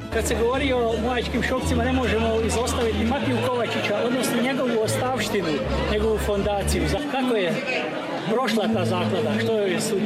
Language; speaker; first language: Croatian; early bilingual, heritage; Croatian